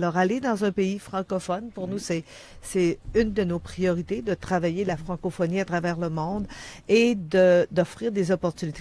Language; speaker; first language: French; native; French